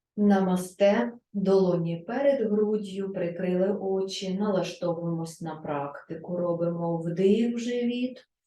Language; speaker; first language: Ukrainian; non-native, local second language; Russian